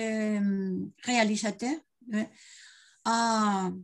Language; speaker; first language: French; non-native, learner; Spanish